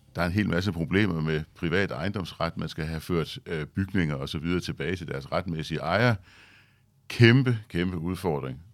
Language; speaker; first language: Danish; native; Danish